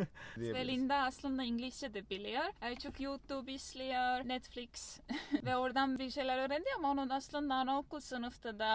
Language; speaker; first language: Turkish; non-native, fluent; Estonian